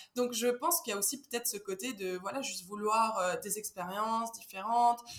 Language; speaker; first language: French; early bilingual, heritage; Spanish